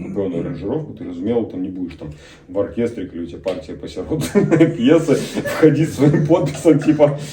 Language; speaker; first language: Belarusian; non-native, local second language; Russian